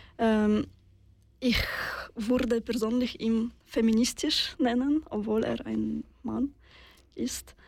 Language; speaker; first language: German; non-native, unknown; Russian